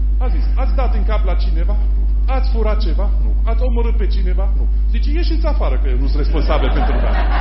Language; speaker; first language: Romanian; non-native, fluent; German